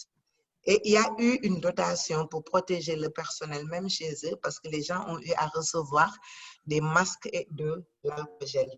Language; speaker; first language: French; non-native, local second language; Wolof